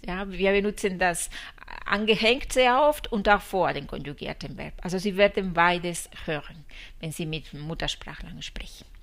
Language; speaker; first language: German; non-native, fluent; Spanish